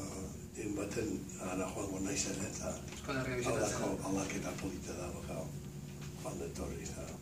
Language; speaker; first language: Basque; early bilingual, heritage; Basque